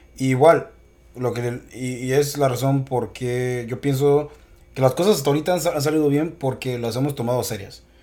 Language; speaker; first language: Spanish; early bilingual, heritage; Spanish